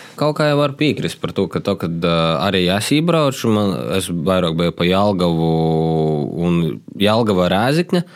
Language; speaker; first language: Latvian; native; Latvian